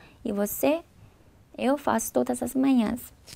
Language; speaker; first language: Portuguese; non-native, fluent; Korean